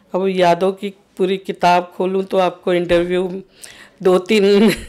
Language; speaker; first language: Hindi; native; Hindi